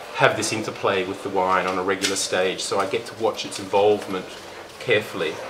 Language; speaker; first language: English; native; English